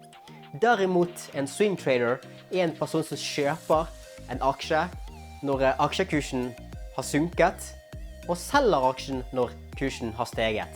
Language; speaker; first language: Norwegian; native; Norwegian